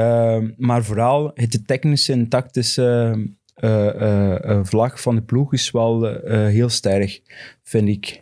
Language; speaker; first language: Dutch; non-native, fluent; Portuguese